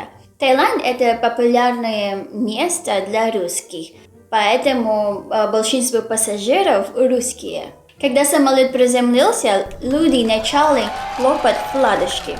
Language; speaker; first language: Russian; non-native, learner; Filipino